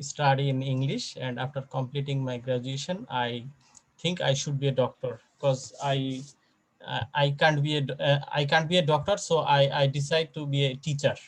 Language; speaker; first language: English; non-native, fluent; Bangla